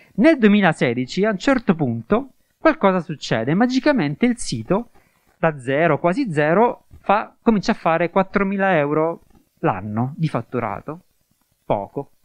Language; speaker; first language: Italian; native; Italian